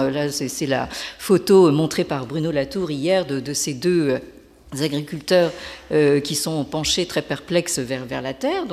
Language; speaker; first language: French; native; French